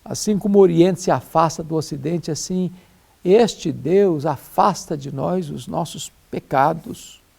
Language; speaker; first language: Portuguese; native; Portuguese